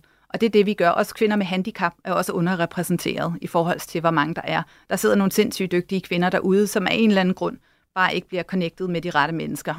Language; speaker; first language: Danish; native; Danish